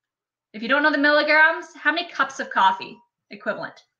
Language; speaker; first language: English; native; English